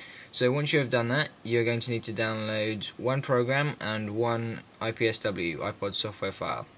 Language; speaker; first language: English; native; English